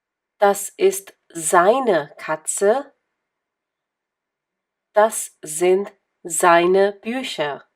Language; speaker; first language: German; non-native, fluent; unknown